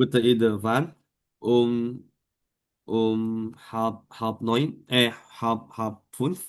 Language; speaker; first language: German; non-native, learner; Indonesian